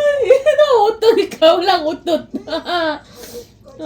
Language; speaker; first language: Filipino; non-native, learner; Korean